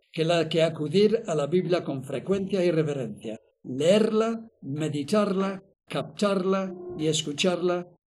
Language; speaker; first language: Spanish; non-native, fluent; English